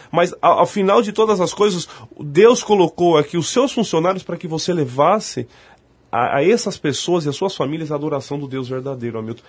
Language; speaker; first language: Portuguese; native; Portuguese